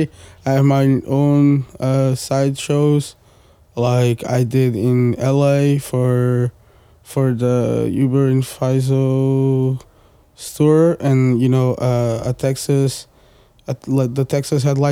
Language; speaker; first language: English; non-native, fluent; Portuguese